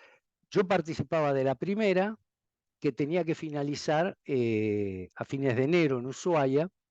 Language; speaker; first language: Spanish; native; Spanish